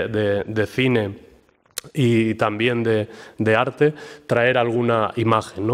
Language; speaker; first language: Spanish; native; Spanish